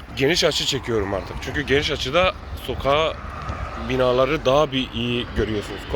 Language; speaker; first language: Turkish; early bilingual, heritage; Turkish